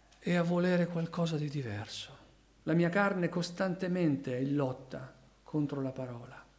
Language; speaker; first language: Italian; native; Italian